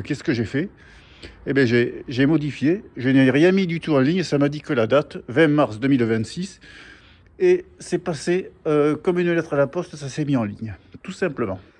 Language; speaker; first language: French; native; French